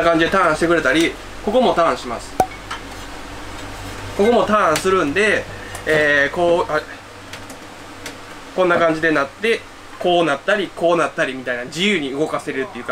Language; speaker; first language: Japanese; native; Japanese